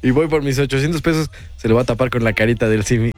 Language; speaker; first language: Spanish; native; Spanish